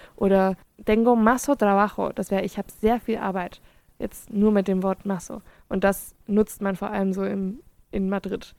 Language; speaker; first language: German; early bilingual, other home language; Spanish